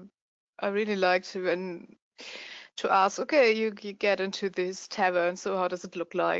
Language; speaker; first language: English; non-native, fluent; German